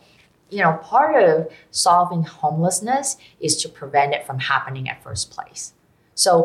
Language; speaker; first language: English; non-native, local second language; Cantonese